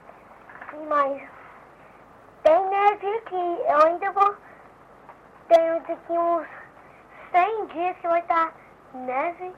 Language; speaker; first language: Portuguese; early bilingual, heritage; Portuguese